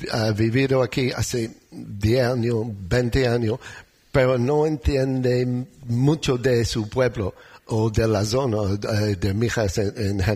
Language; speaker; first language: Spanish; non-native, learner; English